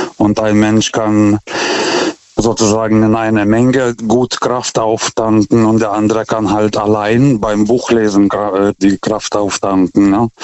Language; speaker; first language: German; non-native, fluent; Russian